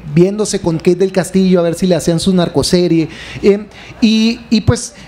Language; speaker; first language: Spanish; native; Spanish